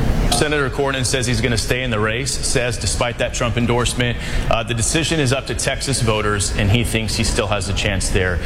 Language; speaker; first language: English; native; English